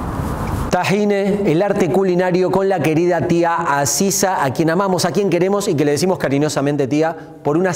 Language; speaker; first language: Spanish; native; Spanish